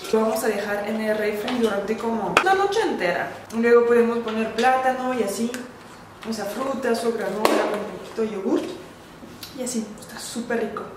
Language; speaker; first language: Spanish; non-native, fluent; French